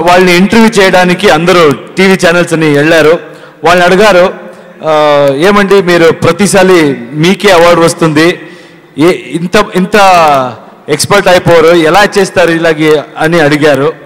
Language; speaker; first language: Telugu; non-native, learner; Kannada